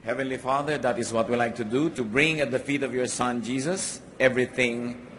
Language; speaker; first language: English; non-native, local second language; Filipino